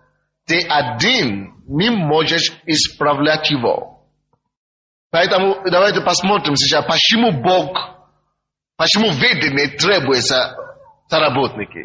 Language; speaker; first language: Russian; non-native, fluent; Yoruba